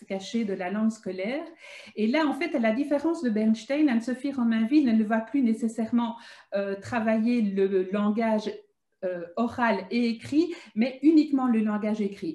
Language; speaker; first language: French; native; French